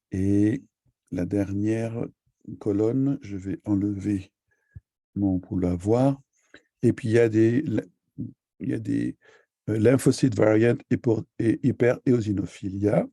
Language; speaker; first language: French; native; French